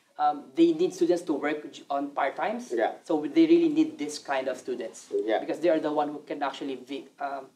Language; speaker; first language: English; non-native, local second language; Filipino